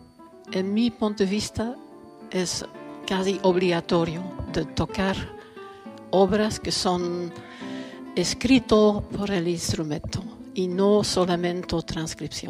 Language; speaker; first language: Spanish; non-native, learner; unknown